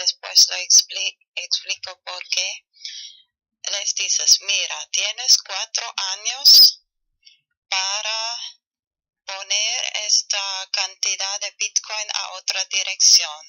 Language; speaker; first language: Spanish; non-native, learner; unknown